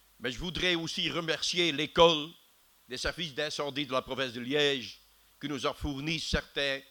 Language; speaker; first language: French; non-native, local second language; Dutch